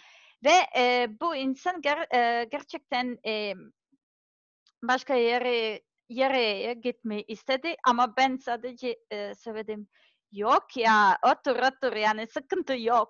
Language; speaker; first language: Turkish; non-native, learner; Serbian